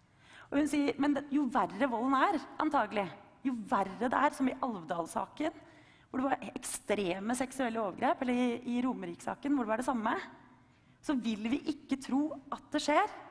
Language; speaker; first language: Norwegian; native; Norwegian